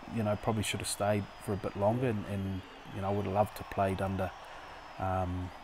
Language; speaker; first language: English; native; English